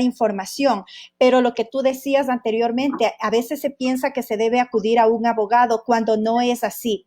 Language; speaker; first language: Spanish; native; Spanish